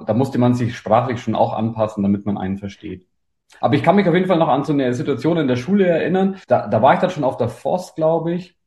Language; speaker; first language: German; native; German